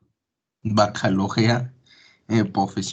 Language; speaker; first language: French; non-native, learner; Spanish